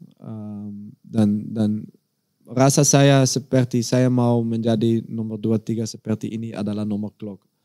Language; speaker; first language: Indonesian; non-native, learner; Dutch